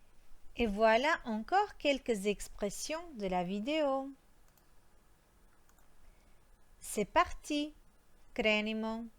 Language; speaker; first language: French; non-native, fluent; Croatian